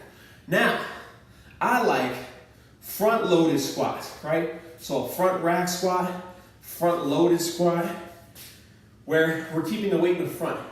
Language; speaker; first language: English; native; English